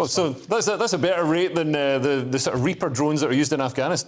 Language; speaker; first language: English; native; English